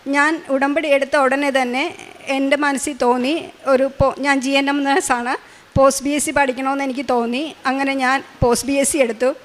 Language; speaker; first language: Malayalam; native; Malayalam